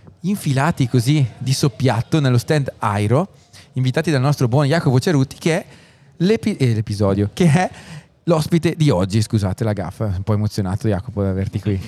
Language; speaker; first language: Italian; native; Italian